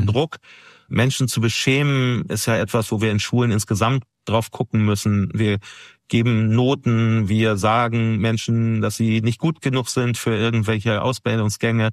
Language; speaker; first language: German; native; German